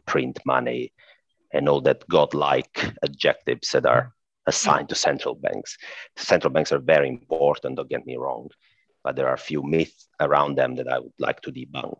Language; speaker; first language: English; non-native, fluent; Italian